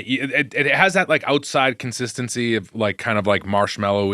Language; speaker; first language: English; native; English